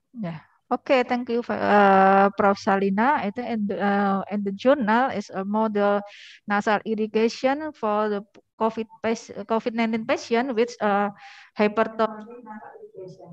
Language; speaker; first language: English; non-native, learner; Indonesian